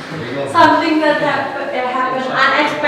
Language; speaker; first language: English; non-native, learner; Indonesian